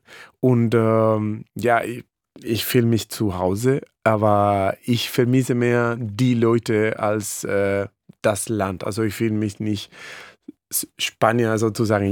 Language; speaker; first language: German; non-native, fluent; Spanish